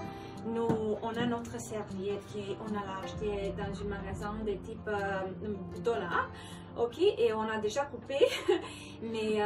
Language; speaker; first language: French; non-native, fluent; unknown